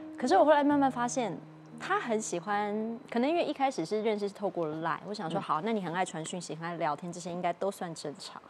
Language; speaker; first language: Chinese; native; Chinese